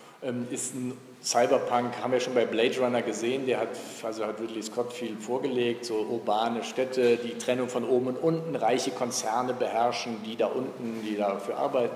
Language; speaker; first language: German; native; German